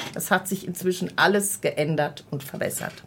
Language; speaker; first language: German; native; German